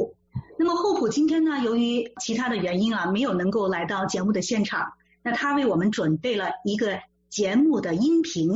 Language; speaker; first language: Chinese; native; Chinese